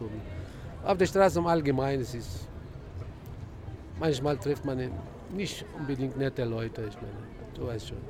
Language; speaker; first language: German; non-native, fluent; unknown